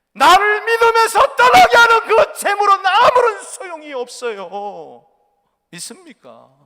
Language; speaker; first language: Korean; native; Korean